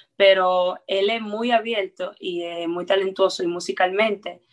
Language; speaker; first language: Spanish; early bilingual, heritage; Spanish